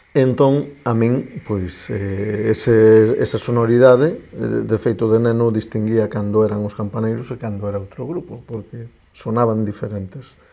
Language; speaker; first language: Galician; non-native, local second language; Spanish